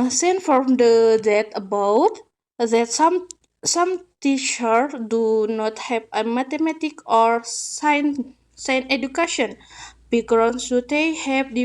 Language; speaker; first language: English; non-native, learner; Indonesian